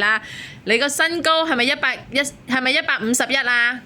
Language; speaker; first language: Cantonese; native; Cantonese